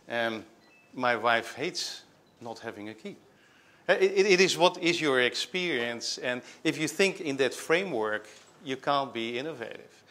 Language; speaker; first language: English; non-native, fluent; Dutch